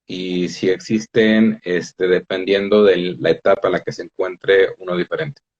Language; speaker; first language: Spanish; native; Spanish